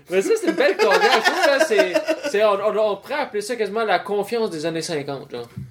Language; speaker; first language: French; native; French